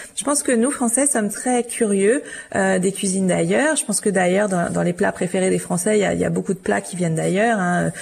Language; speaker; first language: French; native; French